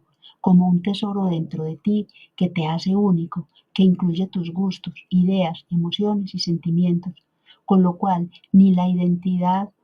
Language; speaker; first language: Spanish; native; Spanish